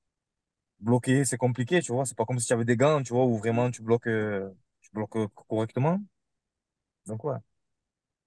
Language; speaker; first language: French; native; French